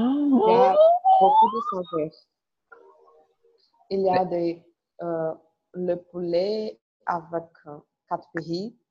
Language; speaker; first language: French; non-native, learner; Portuguese